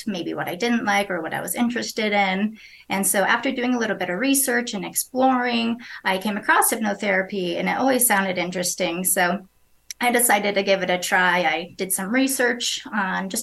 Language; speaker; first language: English; native; English